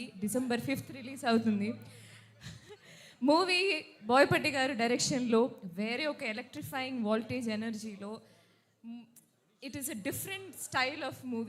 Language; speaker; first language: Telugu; non-native, fluent; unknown